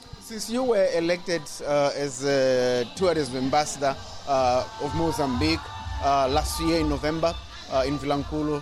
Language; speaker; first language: English; non-native, learner; Portuguese